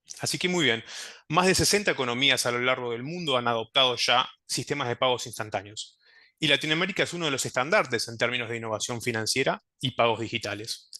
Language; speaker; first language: Spanish; native; Spanish